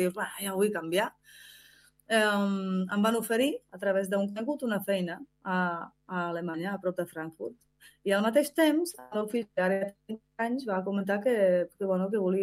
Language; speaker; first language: Catalan; non-native, fluent; Slovak